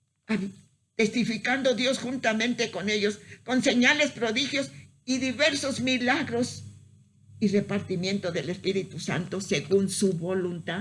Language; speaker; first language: Spanish; native; Spanish